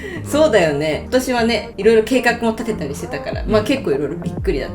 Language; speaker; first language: Japanese; native; Japanese